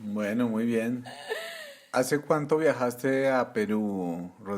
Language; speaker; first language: Spanish; native; Spanish